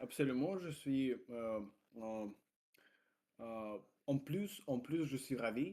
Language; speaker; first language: French; non-native, learner; Russian